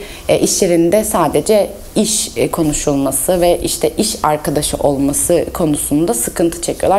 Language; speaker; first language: Turkish; early bilingual, heritage; Turkish